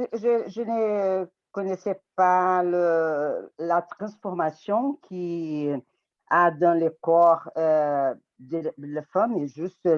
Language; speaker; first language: French; non-native, learner; Portuguese